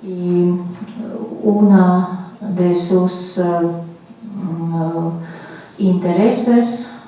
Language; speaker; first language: Spanish; non-native, fluent; Latvian